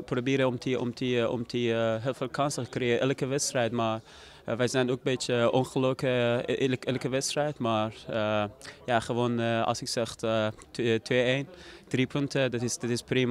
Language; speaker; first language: Dutch; non-native, learner; Persian